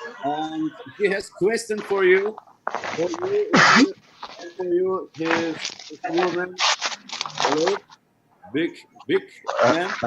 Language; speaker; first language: English; non-native, learner; Turkish